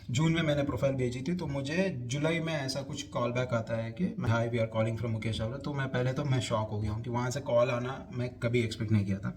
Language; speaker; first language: Hindi; non-native, local second language; Telugu